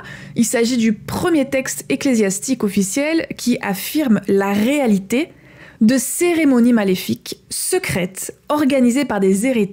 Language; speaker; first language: French; native; French